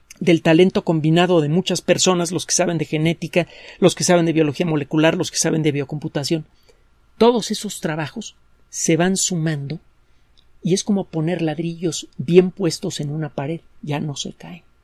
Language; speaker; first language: Spanish; native; Spanish